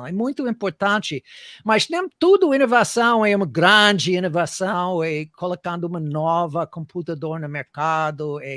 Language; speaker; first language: Portuguese; non-native, fluent; English